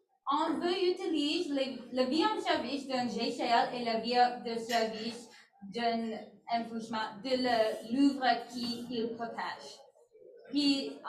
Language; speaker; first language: French; non-native, learner; English